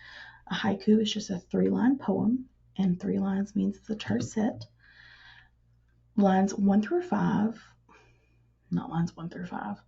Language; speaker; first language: English; native; English